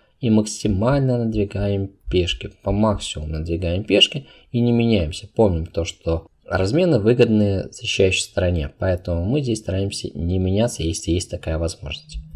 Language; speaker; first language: Russian; non-native, local second language; Uzbek